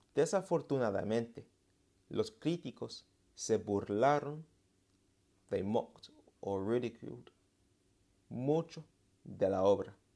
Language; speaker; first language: Spanish; non-native, fluent; English